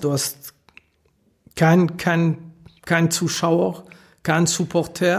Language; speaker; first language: German; non-native, local second language; French